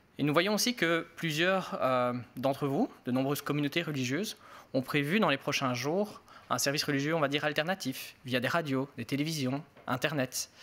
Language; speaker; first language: French; native; French